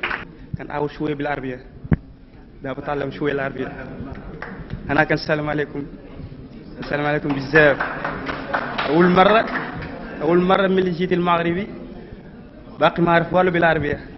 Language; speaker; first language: Arabic; non-native, learner; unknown